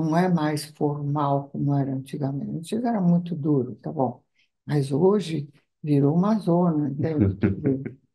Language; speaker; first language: Portuguese; non-native, fluent; Italian